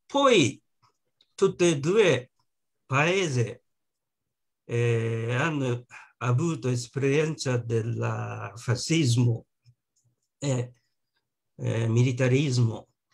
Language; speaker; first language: Italian; non-native, learner; Japanese